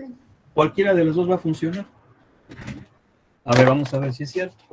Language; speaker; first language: Spanish; native; Spanish